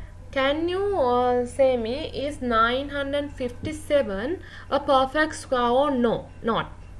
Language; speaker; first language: English; non-native, local second language; Sinhala